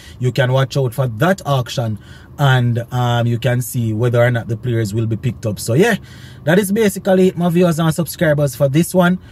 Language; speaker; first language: English; native; English